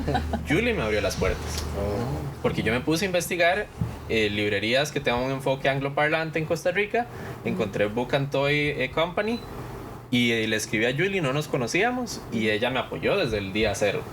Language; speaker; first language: Spanish; native; Spanish